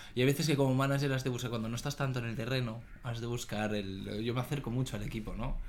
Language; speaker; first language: Spanish; native; Spanish